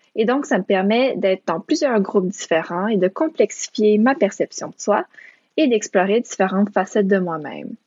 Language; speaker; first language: French; early bilingual, other home language; Romanian